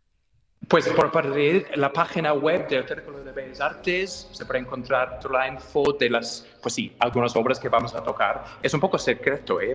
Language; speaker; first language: Spanish; non-native, fluent; English